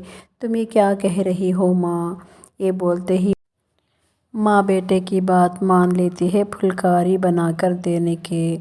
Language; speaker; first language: Hindi; non-native, local second language; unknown